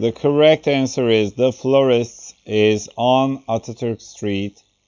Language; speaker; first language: English; non-native, fluent; Turkish